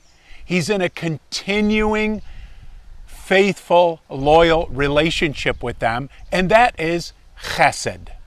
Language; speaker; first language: English; native; English